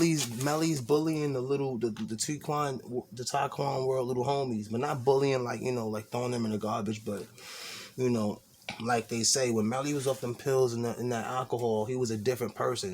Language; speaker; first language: English; native; English